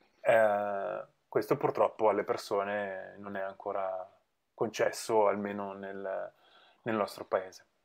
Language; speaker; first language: Italian; native; Italian